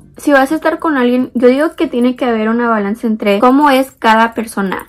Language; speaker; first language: Spanish; early bilingual, heritage; Spanish